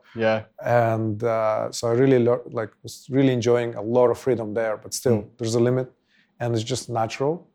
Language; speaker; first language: English; non-native, fluent; Russian